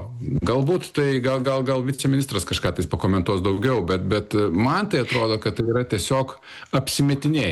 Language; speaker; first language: Lithuanian; native; Lithuanian